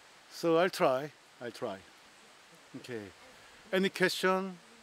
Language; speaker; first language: English; non-native, fluent; Korean